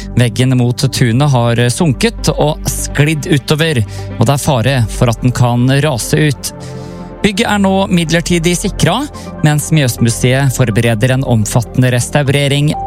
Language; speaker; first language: Norwegian; native; Norwegian